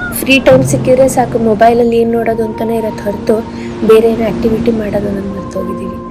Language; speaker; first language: Kannada; native; Kannada